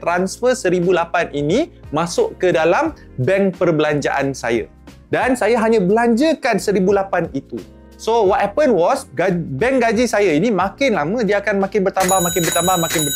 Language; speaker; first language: Malay; native; Malay